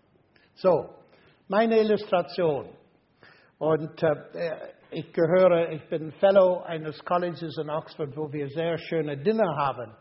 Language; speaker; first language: German; non-native, fluent; English